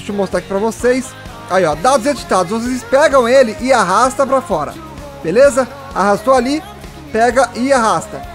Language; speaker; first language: Portuguese; native; Portuguese